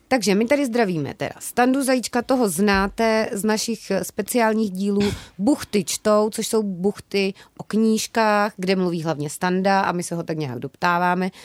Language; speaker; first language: Czech; native; Czech